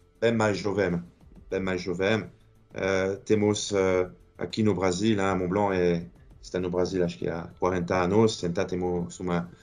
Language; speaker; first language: Portuguese; non-native, fluent; French